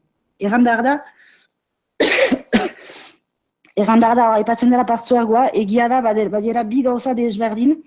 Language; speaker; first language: Basque; native; Basque